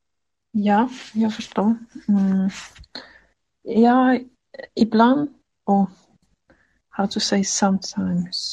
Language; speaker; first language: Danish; non-native, learner; Swedish